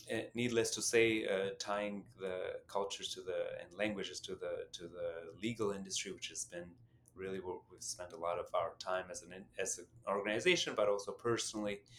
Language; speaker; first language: English; non-native, fluent; Albanian